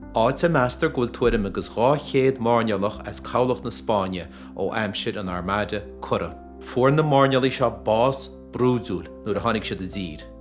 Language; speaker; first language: Irish; native; Irish